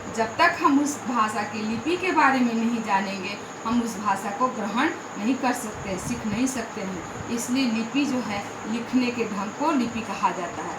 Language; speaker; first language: Hindi; native; Hindi